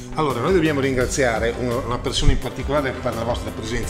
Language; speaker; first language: Italian; native; Italian